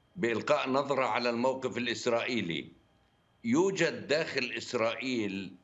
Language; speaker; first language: Arabic; native; Arabic